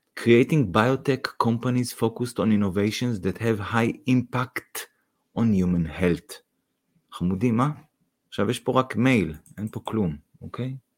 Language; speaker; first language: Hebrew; non-native, fluent; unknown